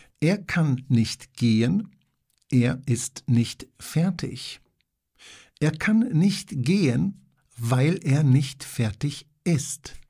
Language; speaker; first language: German; non-native, fluent; Polish